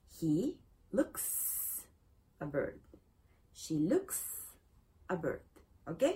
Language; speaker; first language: English; non-native, learner; Spanish